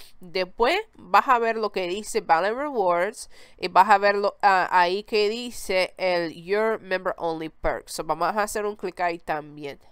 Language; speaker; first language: Spanish; early bilingual, heritage; Spanish